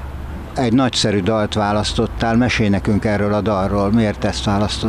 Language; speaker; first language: Hungarian; native; Hungarian